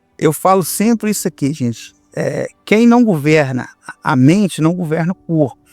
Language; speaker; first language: Portuguese; native; Portuguese